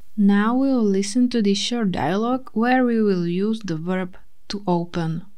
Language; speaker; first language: English; non-native, fluent; Slovak